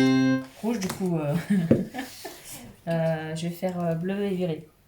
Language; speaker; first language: French; native; French